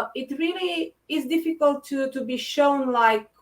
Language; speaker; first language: English; non-native, fluent; Romanian